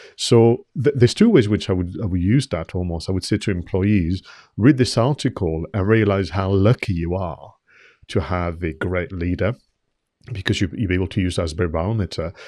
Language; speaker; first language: English; non-native, fluent; French